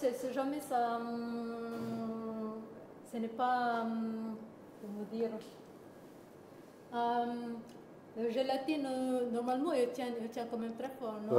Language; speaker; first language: French; non-native, learner; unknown